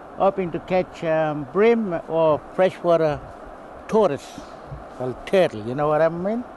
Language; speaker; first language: English; native; English